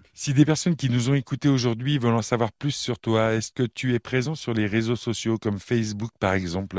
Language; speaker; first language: French; native; French